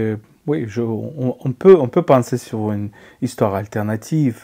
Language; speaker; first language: French; non-native, fluent; Ukrainian